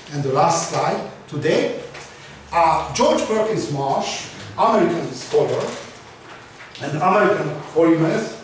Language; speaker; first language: English; non-native, learner; Hungarian